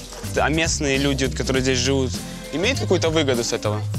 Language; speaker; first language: Russian; native; Russian